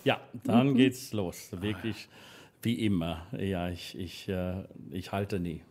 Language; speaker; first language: German; non-native, learner; English